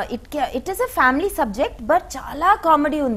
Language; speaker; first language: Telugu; non-native, learner; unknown